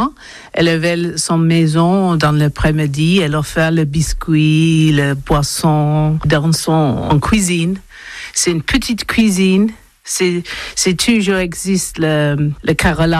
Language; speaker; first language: French; non-native, fluent; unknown